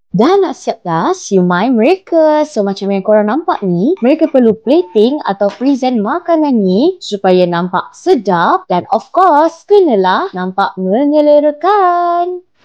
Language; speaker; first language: Malay; native; Malay